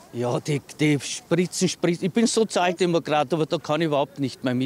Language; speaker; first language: German; native; German